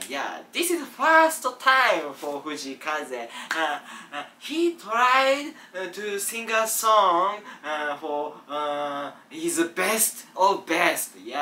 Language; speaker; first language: English; non-native, learner; Japanese